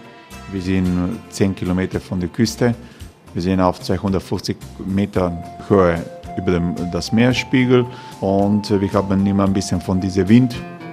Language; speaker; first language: German; non-native, learner; Croatian